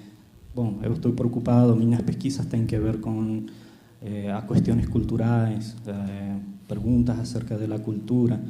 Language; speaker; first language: Portuguese; non-native, fluent; Spanish